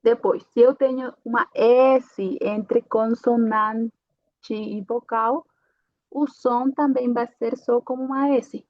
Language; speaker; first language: Portuguese; non-native, fluent; Spanish